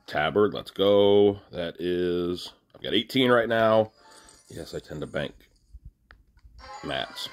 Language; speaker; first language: English; native; English